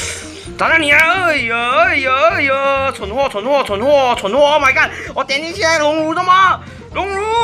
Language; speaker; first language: Chinese; native; Chinese